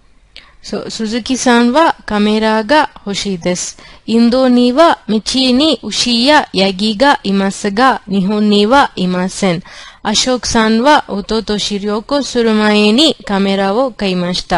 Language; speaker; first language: Japanese; non-native, fluent; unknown